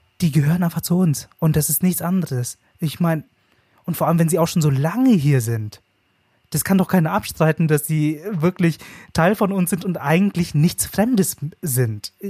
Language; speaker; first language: German; early bilingual, other home language; Vietnamese